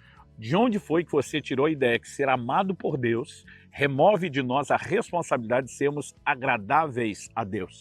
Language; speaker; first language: Portuguese; native; Portuguese